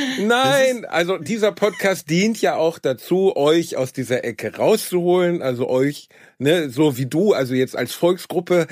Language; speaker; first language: German; native; German